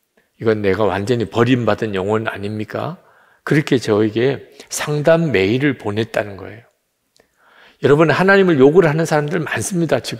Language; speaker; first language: Korean; native; Korean